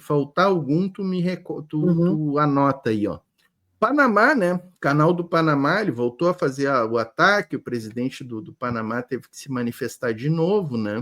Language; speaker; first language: Portuguese; native; Portuguese